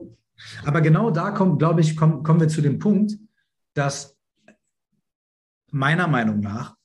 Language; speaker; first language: German; native; German